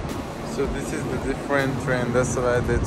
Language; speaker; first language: English; non-native, local second language; Bangla